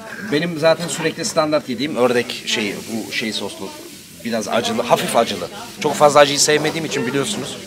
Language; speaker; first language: Turkish; native; Turkish